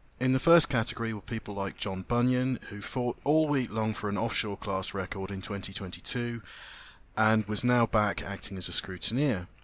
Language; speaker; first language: English; native; English